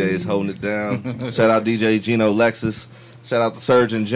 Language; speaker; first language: English; native; English